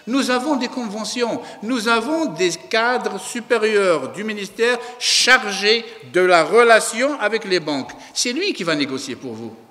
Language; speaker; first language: French; non-native, local second language; Arabic